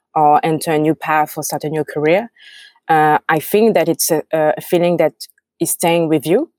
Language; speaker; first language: English; non-native, fluent; French